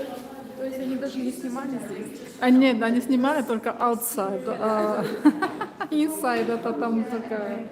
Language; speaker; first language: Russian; non-native, local second language; Romanian